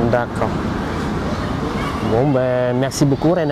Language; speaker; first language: French; native; French